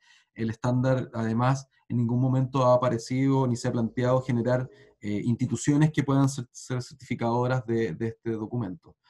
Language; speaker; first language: Spanish; native; Spanish